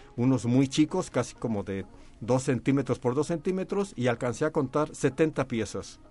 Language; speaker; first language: Spanish; native; Spanish